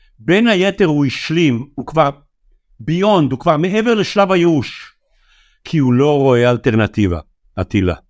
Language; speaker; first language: Hebrew; native; Hebrew